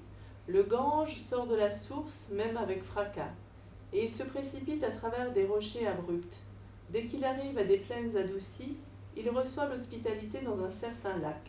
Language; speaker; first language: French; native; French